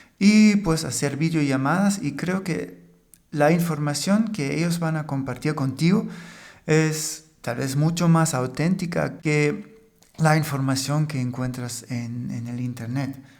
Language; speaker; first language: Spanish; non-native, fluent; German